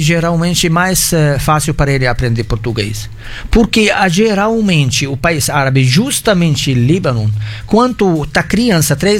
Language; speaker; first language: Portuguese; non-native, fluent; Arabic